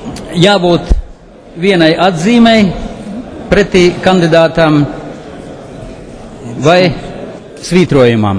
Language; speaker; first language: Latvian; native; Latvian